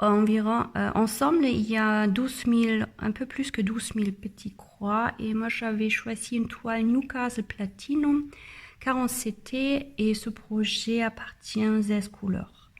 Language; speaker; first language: French; non-native, learner; German